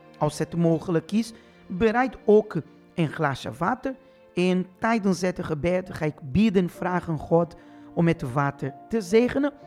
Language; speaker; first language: Dutch; non-native, fluent; Portuguese